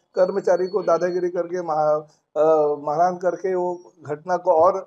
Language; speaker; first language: Hindi; non-native, local second language; Marathi